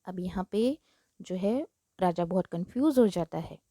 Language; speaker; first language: Hindi; non-native, local second language; Marathi